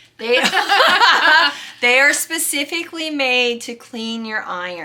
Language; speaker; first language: English; native; English